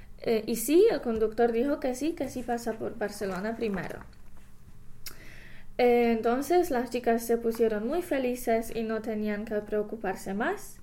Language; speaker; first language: Spanish; non-native, fluent; English